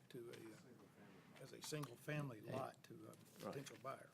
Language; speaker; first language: English; native; English